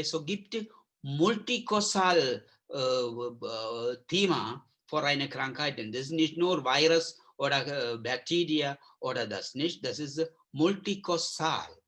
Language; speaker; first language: German; non-native, learner; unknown